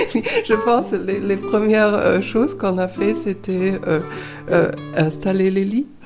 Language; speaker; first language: French; non-native, fluent; German